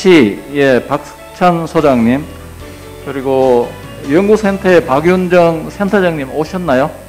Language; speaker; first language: Korean; native; Korean